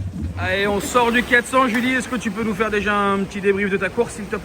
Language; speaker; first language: French; native; French